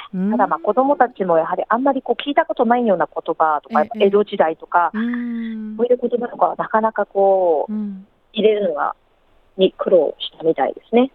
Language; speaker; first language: Japanese; native; Japanese